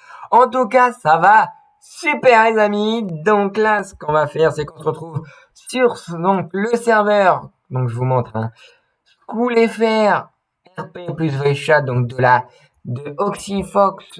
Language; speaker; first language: French; native; French